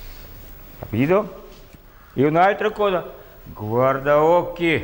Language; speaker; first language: Italian; non-native, learner; Russian